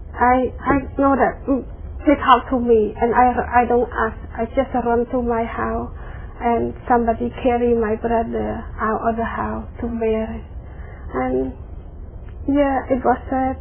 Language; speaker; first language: English; non-native, learner; Khmer